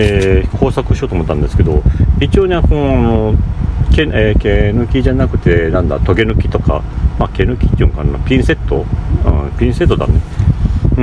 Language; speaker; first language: Japanese; native; Japanese